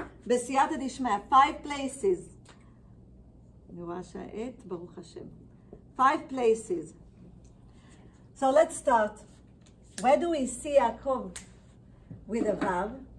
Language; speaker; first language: English; non-native, fluent; Hebrew